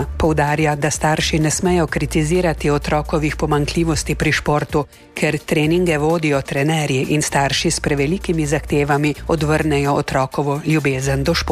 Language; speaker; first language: Slovenian; native; Slovenian